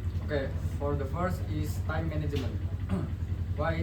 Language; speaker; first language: English; non-native, learner; Indonesian